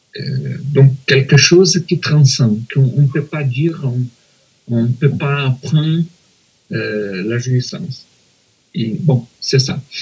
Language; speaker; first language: French; non-native, fluent; Portuguese